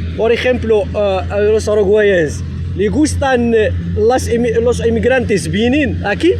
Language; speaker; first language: Spanish; non-native, learner; Arabic